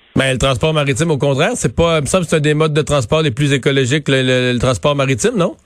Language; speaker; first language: French; native; French